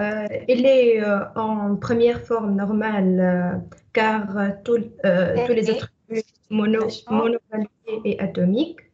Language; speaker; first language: French; non-native, local second language; Arabic